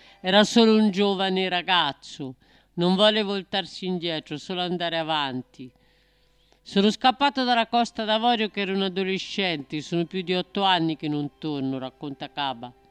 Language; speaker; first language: Italian; native; Italian